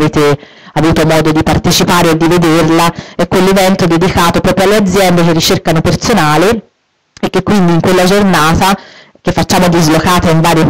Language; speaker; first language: Italian; native; Italian